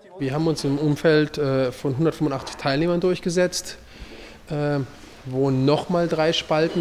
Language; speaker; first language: German; native; German